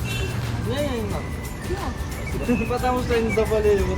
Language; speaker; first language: Russian; non-native, local second language; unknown